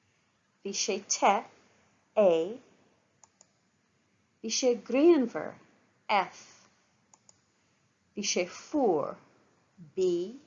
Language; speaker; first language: Irish; non-native, local second language; English